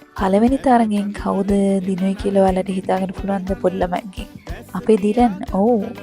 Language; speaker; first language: Sinhala; early bilingual, heritage; Sinhala